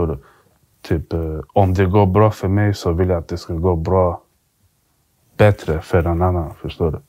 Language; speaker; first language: Swedish; early bilingual, other home language; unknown